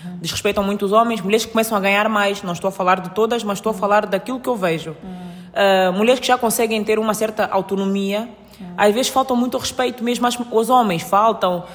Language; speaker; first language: Portuguese; native; Portuguese